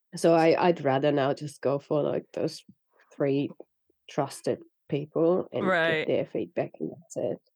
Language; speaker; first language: English; non-native, fluent; Finnish